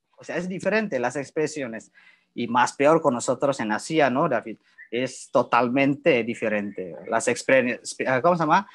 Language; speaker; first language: Spanish; non-native, learner; Indonesian